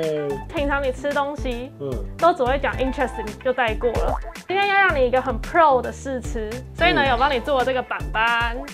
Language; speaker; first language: Chinese; native; Chinese